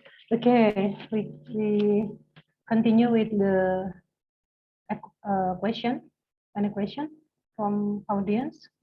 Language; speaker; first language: English; non-native, learner; Indonesian